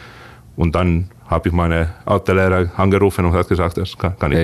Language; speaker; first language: German; non-native, fluent; Finnish